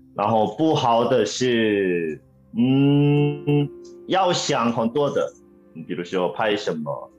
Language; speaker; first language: Chinese; non-native, fluent; Korean